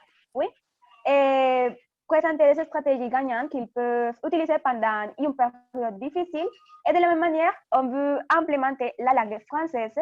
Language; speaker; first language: French; non-native, fluent; Spanish